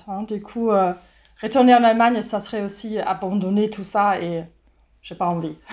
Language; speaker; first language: French; non-native, fluent; German